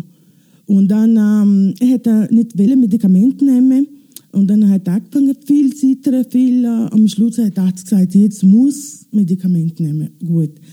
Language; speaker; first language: German; non-native, learner; Italian